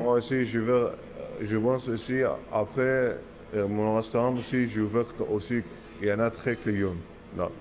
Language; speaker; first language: French; non-native, learner; Arabic